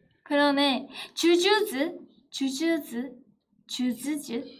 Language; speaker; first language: Korean; non-native, fluent; Japanese